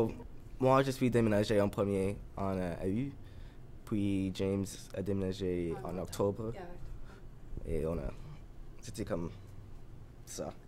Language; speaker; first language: French; non-native, learner; English